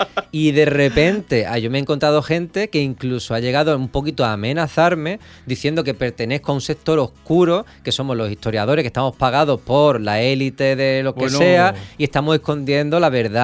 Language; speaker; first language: Spanish; native; Spanish